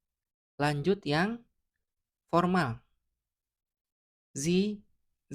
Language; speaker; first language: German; non-native, fluent; Indonesian